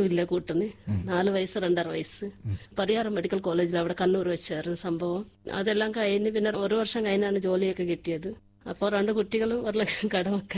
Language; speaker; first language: Malayalam; non-native, local second language; Telugu